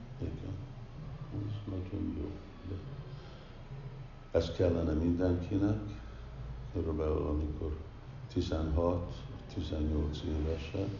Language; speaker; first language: Hungarian; early bilingual, heritage; Hungarian